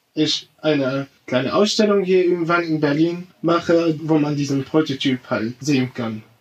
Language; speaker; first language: German; non-native, fluent; Arabic